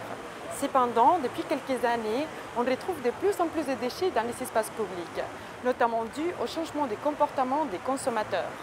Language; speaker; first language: French; native; French